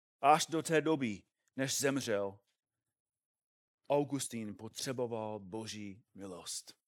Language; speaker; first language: Czech; non-native, fluent; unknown